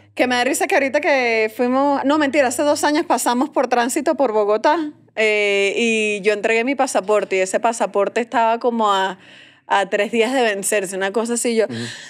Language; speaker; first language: Spanish; native; Spanish